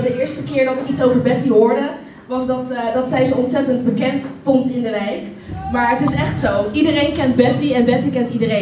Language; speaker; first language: Dutch; native; Dutch